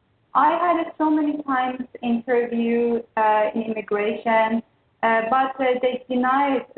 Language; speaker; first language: English; non-native, learner; Persian